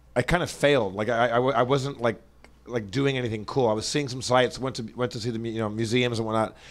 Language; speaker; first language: English; native; English